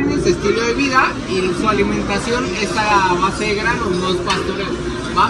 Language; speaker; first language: Spanish; native; Spanish